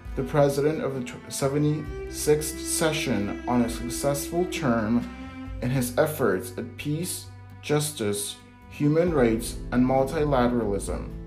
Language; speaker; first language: English; native; English